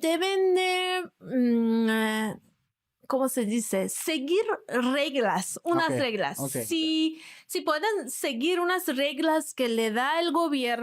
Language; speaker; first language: Spanish; non-native, fluent; Persian